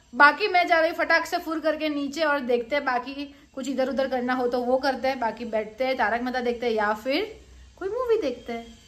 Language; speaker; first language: Hindi; non-native, local second language; Gujarati